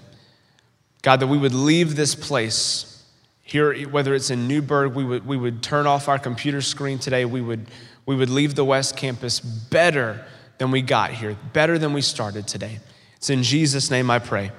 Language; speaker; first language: English; native; English